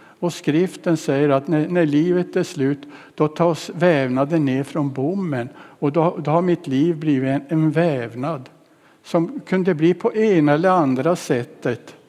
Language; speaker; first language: Swedish; native; Swedish